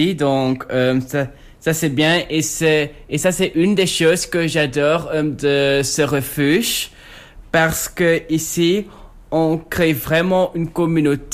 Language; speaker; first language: French; non-native, local second language; Dutch